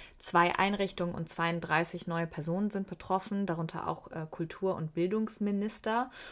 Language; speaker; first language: German; early bilingual, other home language; Persian